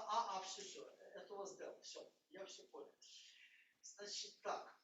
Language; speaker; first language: Russian; native; Russian